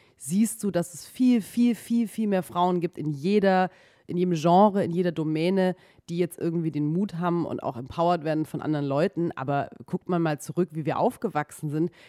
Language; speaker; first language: German; native; German